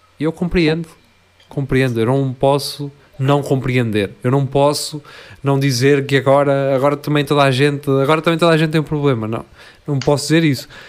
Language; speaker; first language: Portuguese; native; Portuguese